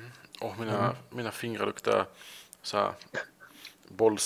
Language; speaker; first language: Swedish; native; Swedish